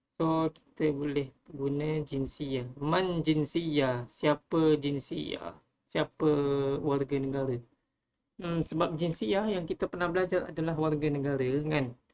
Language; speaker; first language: Malay; native; Malay